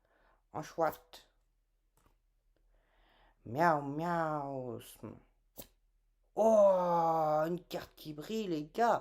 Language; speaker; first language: French; native; French